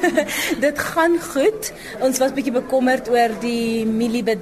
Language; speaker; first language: Afrikaans; non-native, local second language; Northern Sotho